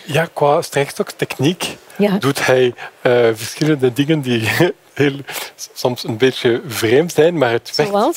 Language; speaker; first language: Dutch; non-native, fluent; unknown